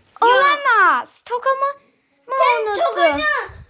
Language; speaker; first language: Turkish; early bilingual, heritage; Turkish